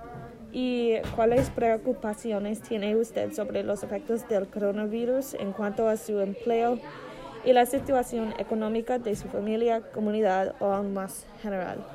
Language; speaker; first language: Spanish; non-native, learner; English